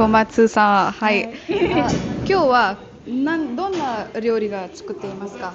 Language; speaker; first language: Japanese; non-native, learner; Kannada